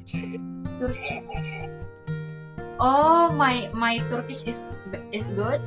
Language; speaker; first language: English; non-native, learner; Indonesian